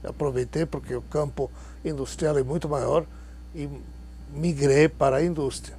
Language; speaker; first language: Portuguese; non-native, fluent; Spanish